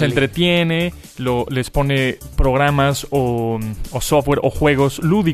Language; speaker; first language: Spanish; native; Spanish